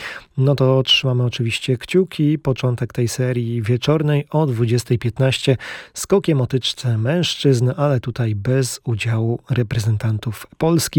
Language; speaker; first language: Polish; native; Polish